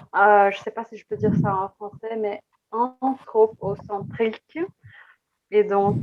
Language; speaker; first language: French; non-native, fluent; Portuguese